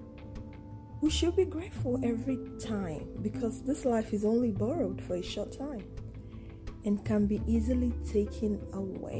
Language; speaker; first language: English; non-native, local second language; Yoruba